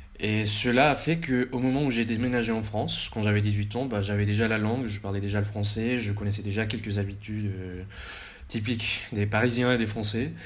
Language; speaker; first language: French; early bilingual, heritage; French